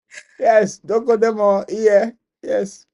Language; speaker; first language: Japanese; non-native, learner; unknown